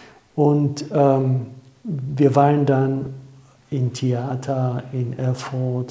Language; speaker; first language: German; non-native, fluent; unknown